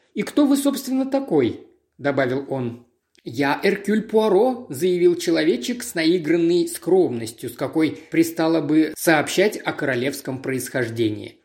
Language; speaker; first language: Russian; native; Russian